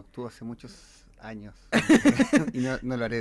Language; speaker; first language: Spanish; native; Spanish